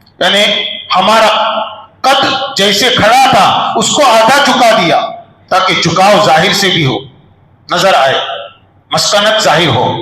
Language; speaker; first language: Urdu; non-native, local second language; Gujarati